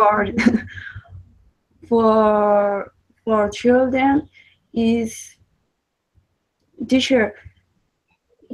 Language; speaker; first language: English; non-native, learner; Spanish